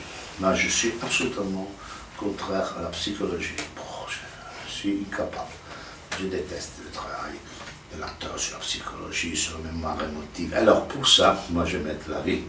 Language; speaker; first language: French; non-native, fluent; Italian